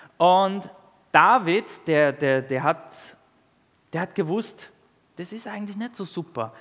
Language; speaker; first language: German; early bilingual, other home language; Italian